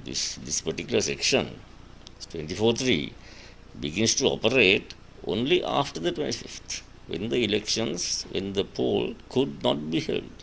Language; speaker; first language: English; non-native, local second language; Sinhala